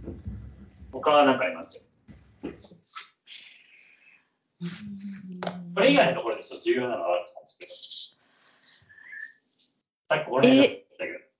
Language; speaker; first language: Japanese; native; Japanese